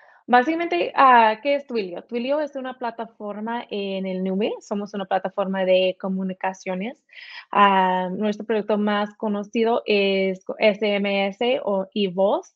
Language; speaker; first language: Spanish; early bilingual, heritage; Spanish